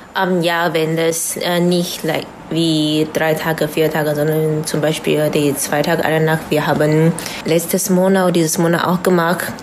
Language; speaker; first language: German; non-native, learner; Chinese